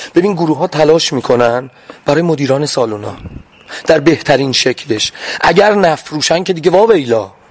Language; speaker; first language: Persian; non-native, local second language; Azerbaijani